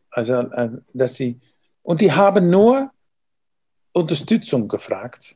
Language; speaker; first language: German; non-native, learner; Dutch